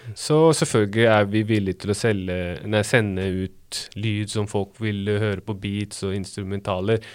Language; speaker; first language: Norwegian; early bilingual, other home language; Baluchi